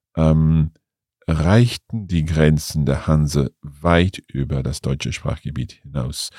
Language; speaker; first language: German; non-native, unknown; English